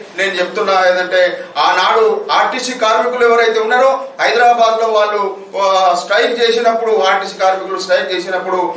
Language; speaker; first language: Telugu; non-native, local second language; Gondi